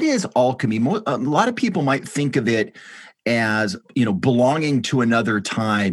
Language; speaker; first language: English; native; English